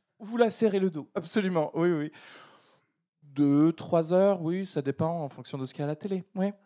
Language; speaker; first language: French; early bilingual, other home language; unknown